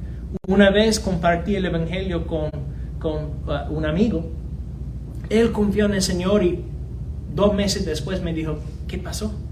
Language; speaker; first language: Spanish; non-native, fluent; English